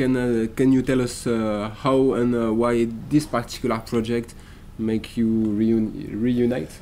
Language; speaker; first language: English; non-native, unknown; French